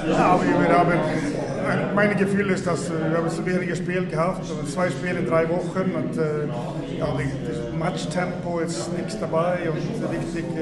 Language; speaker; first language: German; non-native, fluent; Swedish